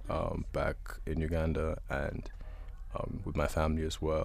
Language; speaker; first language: English; non-native, local second language; Ganda